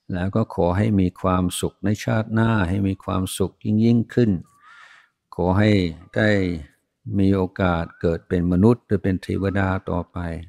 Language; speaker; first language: Thai; non-native, fluent; English